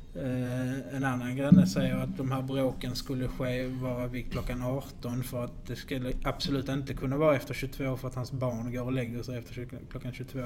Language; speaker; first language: Swedish; native; Swedish